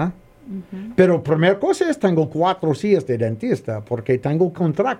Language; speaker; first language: Spanish; non-native, learner; English